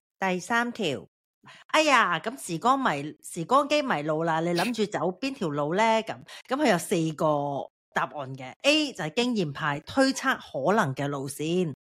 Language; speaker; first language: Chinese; non-native, local second language; Cantonese